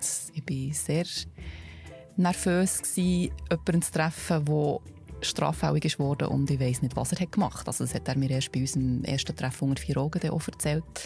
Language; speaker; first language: German; native; German